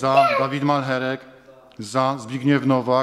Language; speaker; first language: Polish; native; Polish